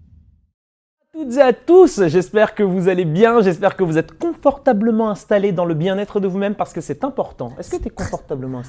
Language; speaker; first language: French; native; French